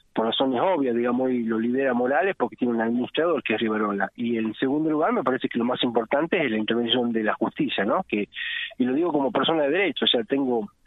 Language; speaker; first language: Spanish; native; Spanish